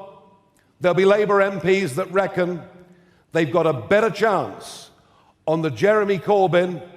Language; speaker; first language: English; native; English